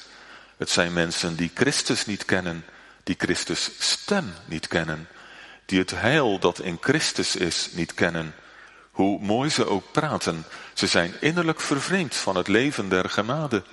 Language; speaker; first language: Dutch; native; Dutch